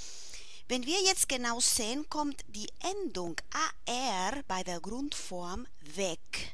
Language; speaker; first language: German; non-native, fluent; Spanish